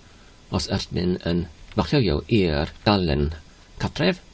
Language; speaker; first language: Welsh; non-native, learner; English